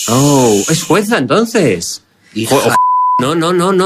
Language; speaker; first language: Spanish; native; Spanish